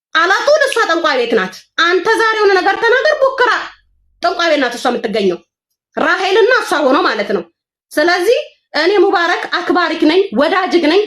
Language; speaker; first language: Amharic; non-native, local second language; Oromo